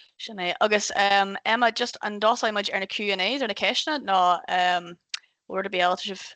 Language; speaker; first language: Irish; native; Irish